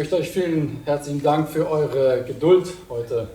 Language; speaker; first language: German; native; German